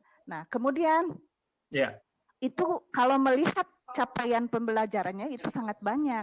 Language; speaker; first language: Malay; non-native, local second language; Sundanese